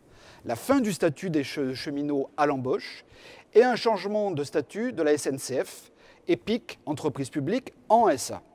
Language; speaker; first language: French; native; French